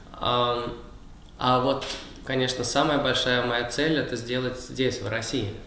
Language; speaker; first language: Russian; early bilingual, heritage; Russian